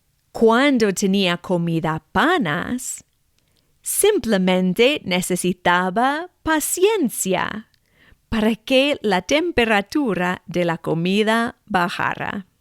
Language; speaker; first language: Spanish; non-native, fluent; English